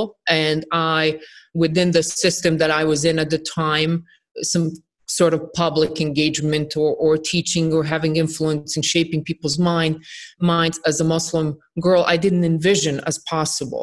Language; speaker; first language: English; non-native, fluent; Bosnian